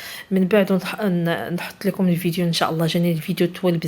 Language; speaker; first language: Arabic; native; Arabic